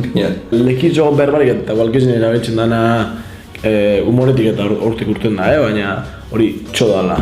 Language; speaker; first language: Basque; native; Basque